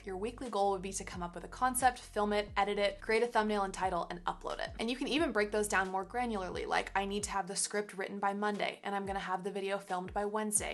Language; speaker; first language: English; native; English